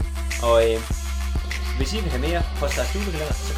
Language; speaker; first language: Danish; native; Danish